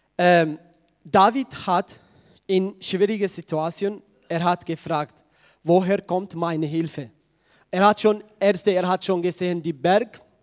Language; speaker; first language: German; non-native, learner; Tigrinya